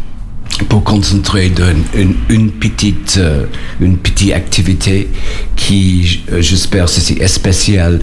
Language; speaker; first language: French; non-native, learner; English